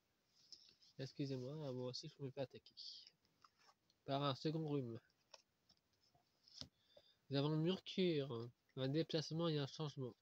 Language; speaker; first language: French; native; French